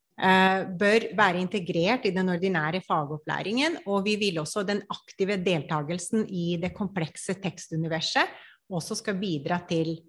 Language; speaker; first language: Norwegian; non-native, fluent; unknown